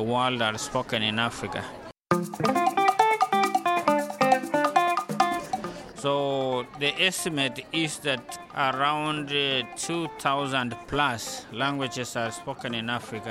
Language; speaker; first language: English; non-native, local second language; Gusii